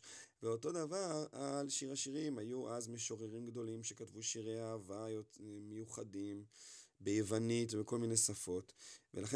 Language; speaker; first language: Hebrew; native; Hebrew